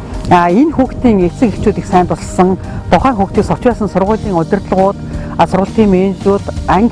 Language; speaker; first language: Mongolian; native; Mongolian